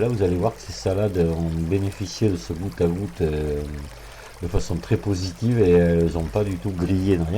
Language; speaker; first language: French; native; French